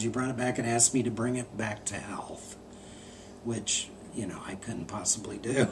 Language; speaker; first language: English; native; English